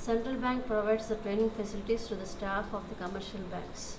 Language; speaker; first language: English; non-native, local second language; Telugu